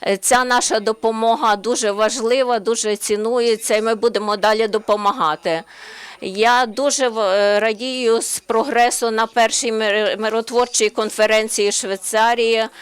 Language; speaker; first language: Ukrainian; non-native, learner; Slovenian